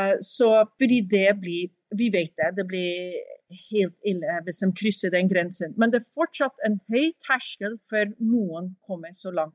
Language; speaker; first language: Norwegian; early bilingual, heritage; English